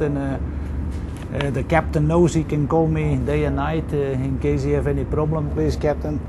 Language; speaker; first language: English; non-native, fluent; Dutch